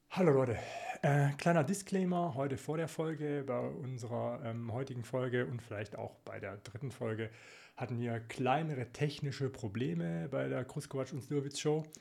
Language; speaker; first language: German; native; German